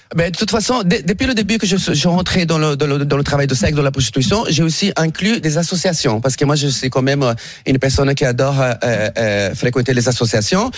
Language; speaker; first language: French; non-native, fluent; Portuguese